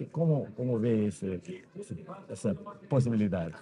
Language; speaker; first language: Spanish; non-native, fluent; Portuguese